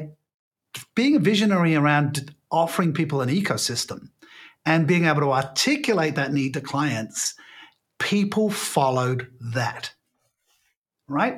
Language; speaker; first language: English; native; English